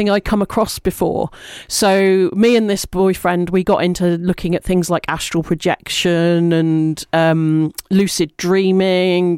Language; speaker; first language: English; native; English